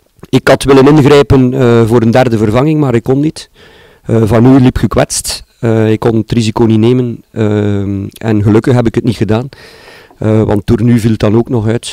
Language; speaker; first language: Dutch; native; Dutch